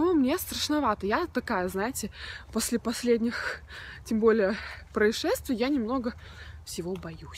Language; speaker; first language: Russian; native; Russian